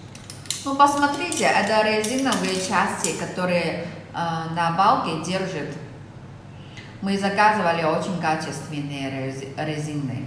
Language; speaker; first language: Russian; non-native, learner; Chinese